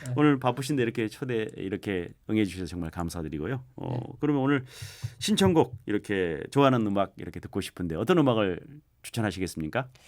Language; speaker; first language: Korean; native; Korean